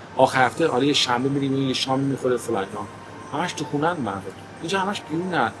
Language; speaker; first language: Persian; early bilingual, heritage; Persian